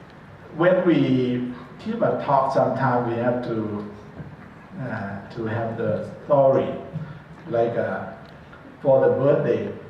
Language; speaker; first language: English; non-native, learner; Thai